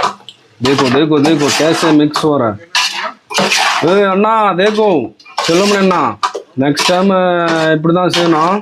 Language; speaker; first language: Hindi; non-native, local second language; Tamil